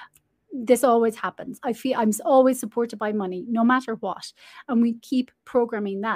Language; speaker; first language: English; native; English